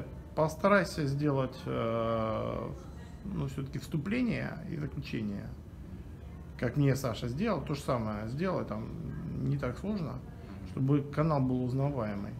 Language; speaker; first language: Russian; native; Russian